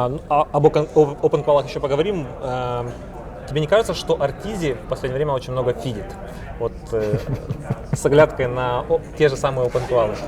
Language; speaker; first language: Russian; native; Russian